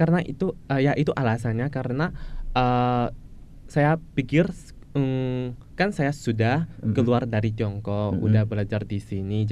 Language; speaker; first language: Indonesian; non-native, fluent; Chinese